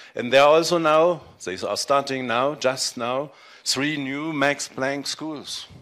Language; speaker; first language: English; non-native, fluent; German